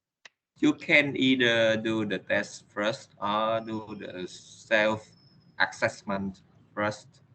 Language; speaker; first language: English; non-native, learner; Vietnamese